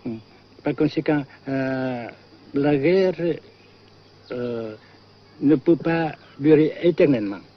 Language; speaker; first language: French; non-native, fluent; Vietnamese